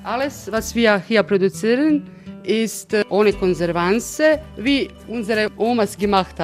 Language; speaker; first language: German; non-native, local second language; Croatian